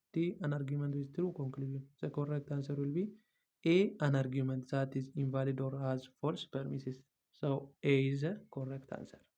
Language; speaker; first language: English; non-native, local second language; Amharic